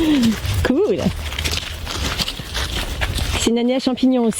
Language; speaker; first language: French; native; French